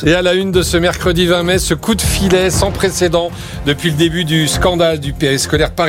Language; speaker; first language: French; native; French